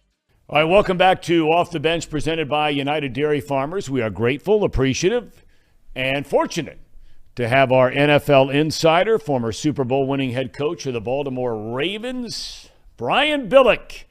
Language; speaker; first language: English; native; English